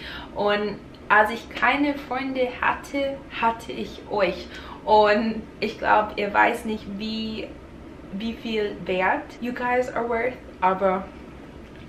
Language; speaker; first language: German; non-native, fluent; English